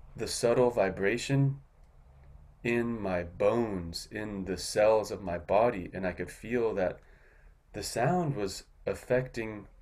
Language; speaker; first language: English; native; English